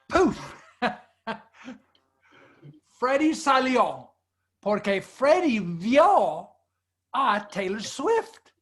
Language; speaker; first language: Spanish; non-native, fluent; English